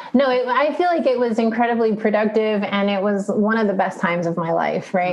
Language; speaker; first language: English; early bilingual, other home language; Spanish